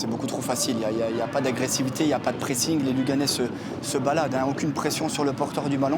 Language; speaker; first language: French; native; French